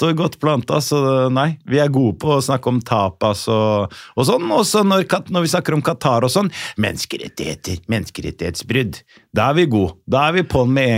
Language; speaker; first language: Norwegian; native; Norwegian